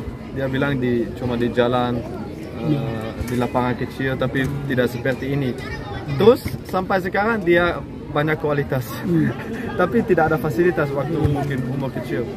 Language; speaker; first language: Indonesian; non-native, fluent; Dutch